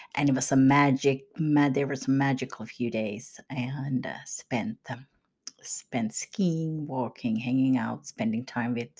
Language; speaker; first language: English; non-native, fluent; Swedish